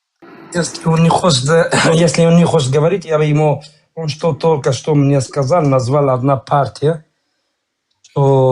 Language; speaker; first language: Russian; non-native, learner; Kurdish